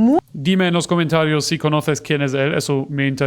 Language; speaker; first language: Spanish; non-native, fluent; German